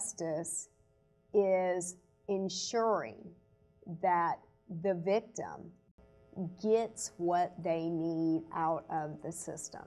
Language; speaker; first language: English; native; English